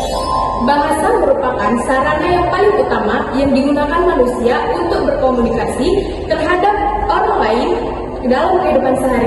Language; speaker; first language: Indonesian; native; Indonesian